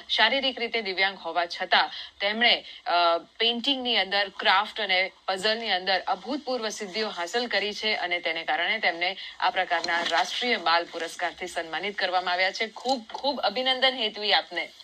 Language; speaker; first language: Gujarati; native; Gujarati